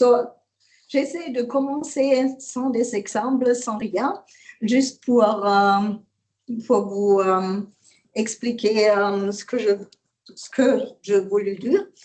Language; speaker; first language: French; non-native, learner; German